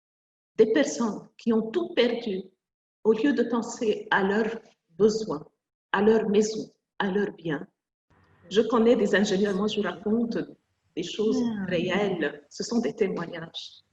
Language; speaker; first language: French; non-native, local second language; Arabic